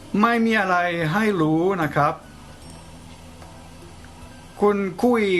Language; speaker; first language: Thai; non-native, fluent; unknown